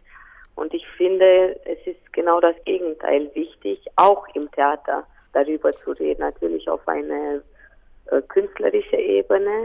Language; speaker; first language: German; non-native, local second language; Romanian